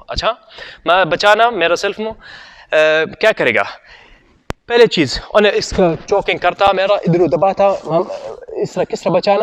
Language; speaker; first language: Hindi; non-native, learner; Arabic